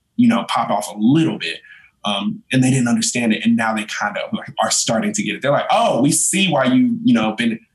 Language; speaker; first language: English; native; English